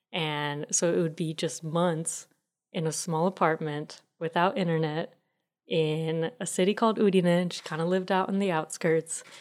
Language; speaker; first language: English; early bilingual, other home language; Italian